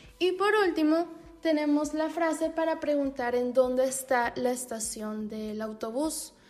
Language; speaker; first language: Spanish; native; Spanish